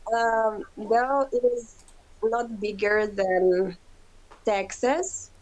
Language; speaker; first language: English; non-native, fluent; Ukrainian